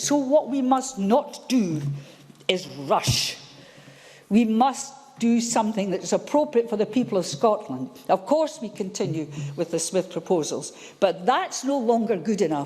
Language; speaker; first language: English; native; English